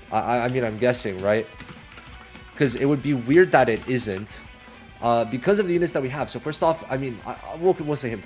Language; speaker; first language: English; native; English